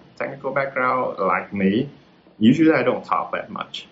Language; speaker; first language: English; non-native, fluent; Vietnamese